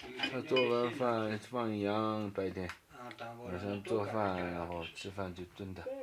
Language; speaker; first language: Chinese; native; Chinese